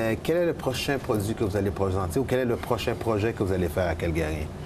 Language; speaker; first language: French; native; French